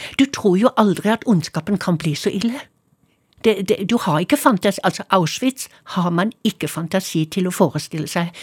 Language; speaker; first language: Norwegian; non-native, fluent; German